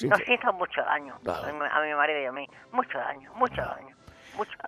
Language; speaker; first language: Spanish; native; Spanish